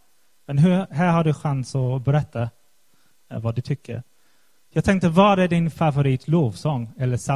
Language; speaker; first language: Swedish; non-native, fluent; English